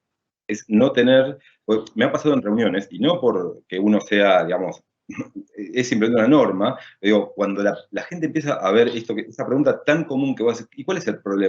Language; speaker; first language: Spanish; native; Spanish